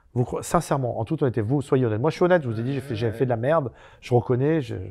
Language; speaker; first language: French; native; French